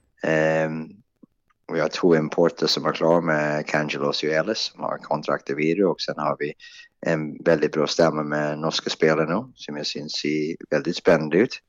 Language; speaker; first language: Norwegian; non-native, fluent; Swedish